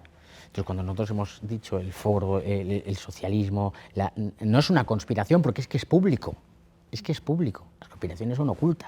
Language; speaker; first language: Spanish; native; Spanish